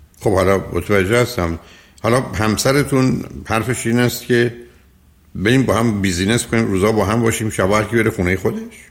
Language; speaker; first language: Persian; native; Persian